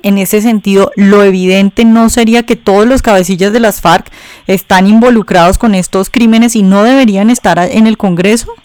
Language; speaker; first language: Spanish; native; Spanish